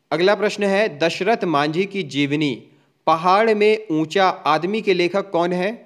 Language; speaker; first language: Hindi; native; Hindi